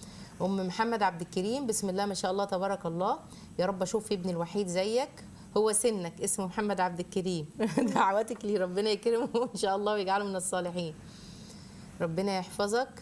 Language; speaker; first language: Arabic; native; Arabic